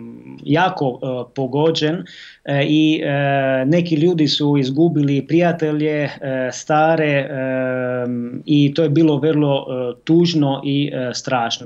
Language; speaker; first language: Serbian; non-native, fluent; Italian